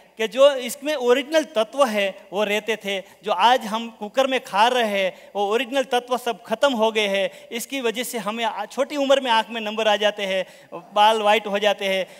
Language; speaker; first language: Hindi; non-native, local second language; Gujarati